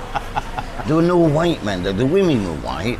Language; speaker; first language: English; native; English